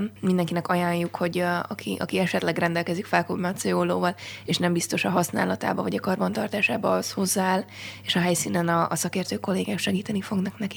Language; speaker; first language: Hungarian; native; Hungarian